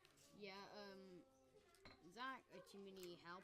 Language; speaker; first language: Welsh; non-native, local second language; English